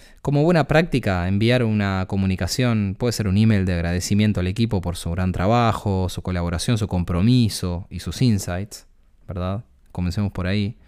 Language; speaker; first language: Spanish; native; Spanish